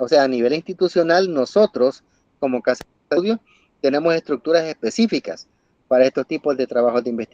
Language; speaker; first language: Spanish; native; Spanish